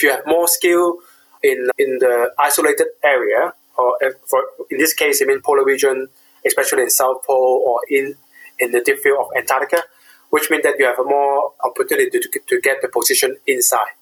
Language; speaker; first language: English; non-native, local second language; Cantonese